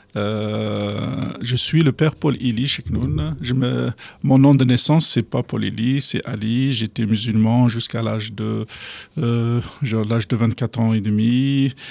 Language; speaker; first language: French; non-native, local second language; Kabyle